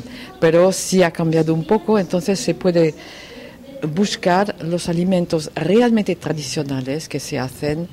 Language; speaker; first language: Spanish; non-native, fluent; French